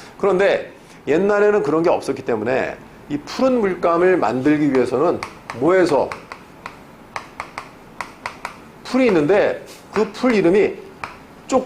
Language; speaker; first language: Korean; native; Korean